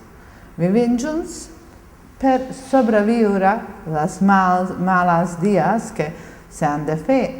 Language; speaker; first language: Catalan; non-native, fluent; Bosnian